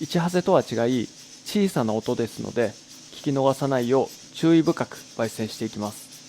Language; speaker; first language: Japanese; native; Japanese